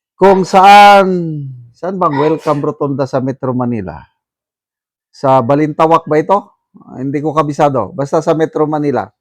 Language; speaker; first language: Filipino; non-native, local second language; Iloko